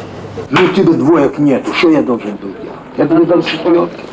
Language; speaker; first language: Russian; native; Russian